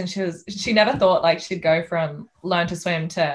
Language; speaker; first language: English; native; English